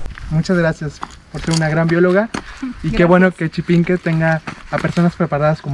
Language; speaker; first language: Spanish; native; Spanish